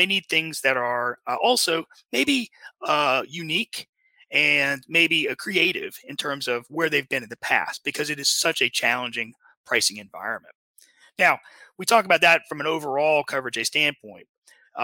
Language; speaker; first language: English; native; English